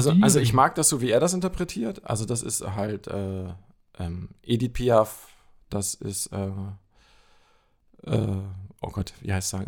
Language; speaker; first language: German; native; German